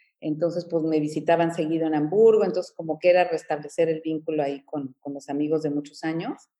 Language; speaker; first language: Spanish; early bilingual, heritage; Spanish